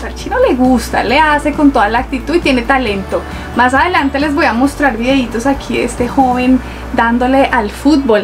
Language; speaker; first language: Spanish; native; Spanish